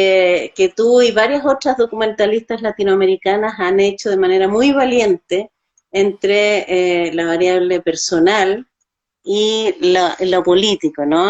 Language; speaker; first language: Spanish; native; Spanish